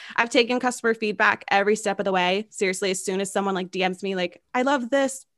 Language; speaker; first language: English; native; English